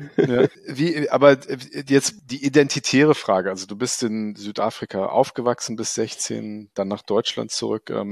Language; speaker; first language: German; native; German